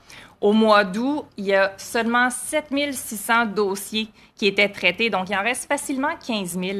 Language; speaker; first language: French; native; French